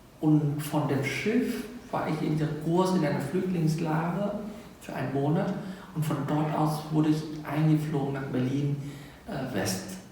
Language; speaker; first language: German; non-native, fluent; Vietnamese